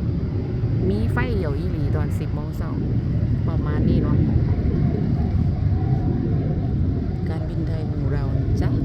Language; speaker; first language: Thai; non-native, local second language; Northeastern Thai